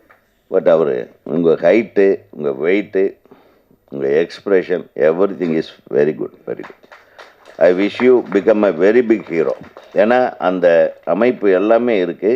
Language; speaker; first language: Tamil; native; Tamil